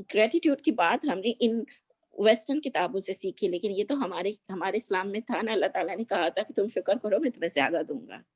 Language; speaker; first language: Urdu; native; Urdu